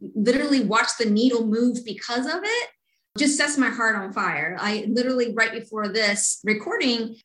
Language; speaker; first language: English; native; English